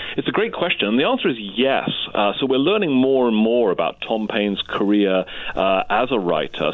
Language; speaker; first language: English; native; English